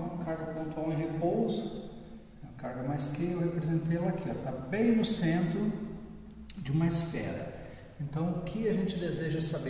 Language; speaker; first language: Portuguese; native; Portuguese